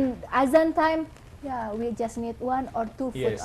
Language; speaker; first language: English; non-native, learner; Indonesian